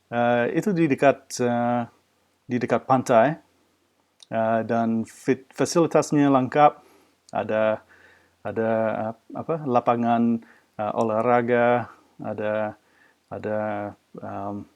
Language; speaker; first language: Indonesian; non-native, fluent; English